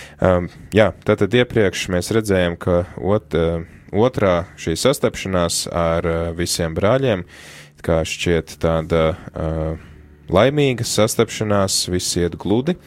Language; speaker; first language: Latvian; native; Latvian